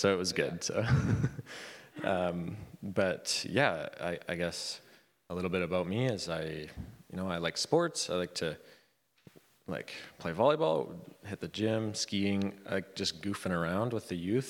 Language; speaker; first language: English; native; English